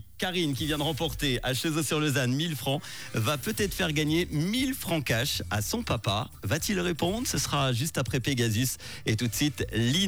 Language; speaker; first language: French; native; French